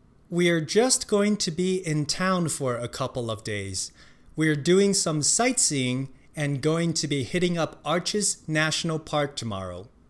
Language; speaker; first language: English; non-native, fluent; Chinese